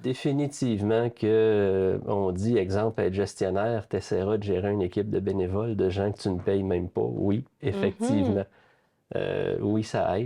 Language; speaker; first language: French; native; French